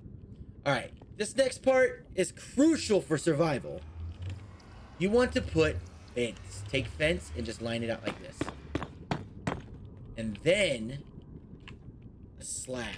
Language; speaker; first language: English; native; English